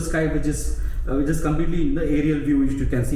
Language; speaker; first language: English; non-native, local second language; Hindi